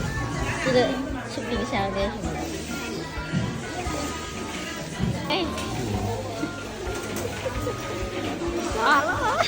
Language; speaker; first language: Chinese; non-native, learner; Indonesian